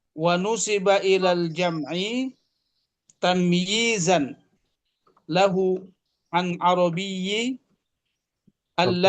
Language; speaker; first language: Arabic; non-native, learner; Indonesian